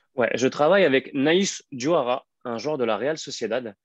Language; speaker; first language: French; native; French